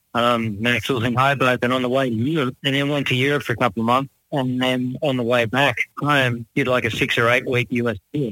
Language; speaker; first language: English; native; English